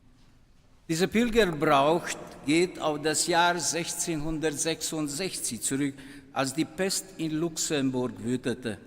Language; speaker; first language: German; non-native, fluent; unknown